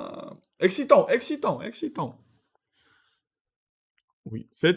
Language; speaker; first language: French; non-native, learner; Russian